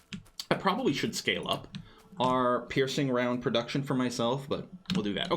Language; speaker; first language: English; native; English